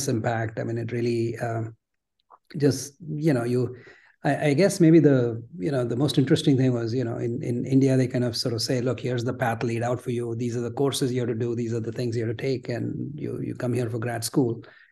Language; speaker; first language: English; non-native, local second language; Gujarati